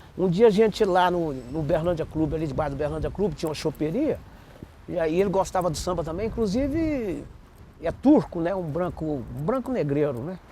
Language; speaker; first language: Portuguese; native; Portuguese